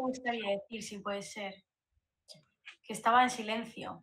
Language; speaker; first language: Spanish; native; Spanish